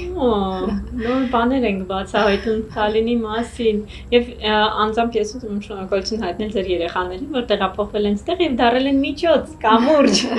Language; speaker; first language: Armenian; native; Armenian